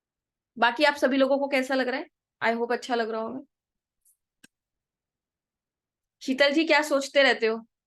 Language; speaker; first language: Hindi; native; Hindi